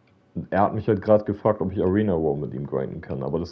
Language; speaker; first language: German; native; German